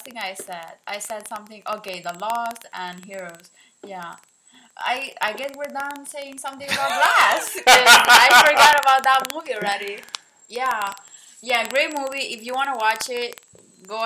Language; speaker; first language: English; non-native, fluent; Spanish